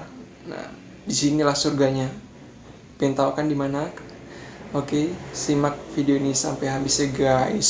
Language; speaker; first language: Indonesian; native; Indonesian